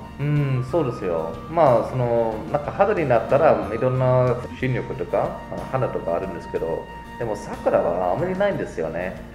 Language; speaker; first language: Japanese; non-native, fluent; English